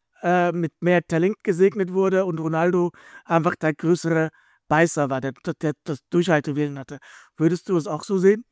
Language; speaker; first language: German; native; German